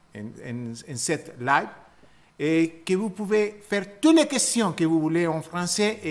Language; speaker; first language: French; non-native, learner; Spanish